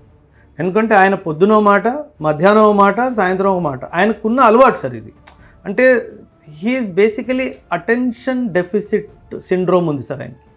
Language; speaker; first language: Telugu; non-native, local second language; Punjabi